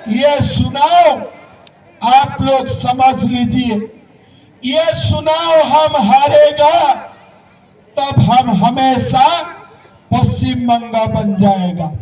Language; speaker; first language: Hindi; non-native, local second language; Assamese